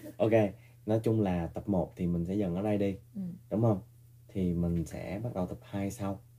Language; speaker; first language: Vietnamese; early bilingual, heritage; Vietnamese